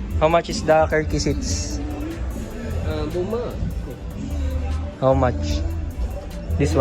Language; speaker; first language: English; non-native, local second language; Filipino